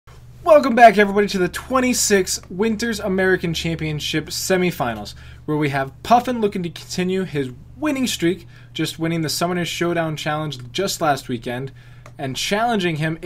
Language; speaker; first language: English; native; English